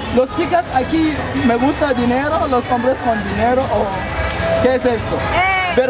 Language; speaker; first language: Spanish; non-native, learner; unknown